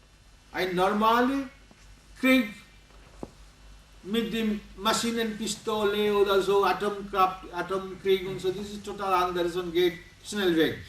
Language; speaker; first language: German; non-native, learner; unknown